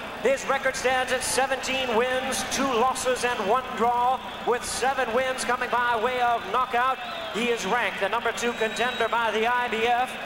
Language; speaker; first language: English; native; English